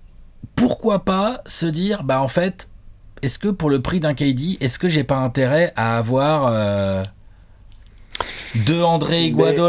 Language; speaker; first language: French; native; French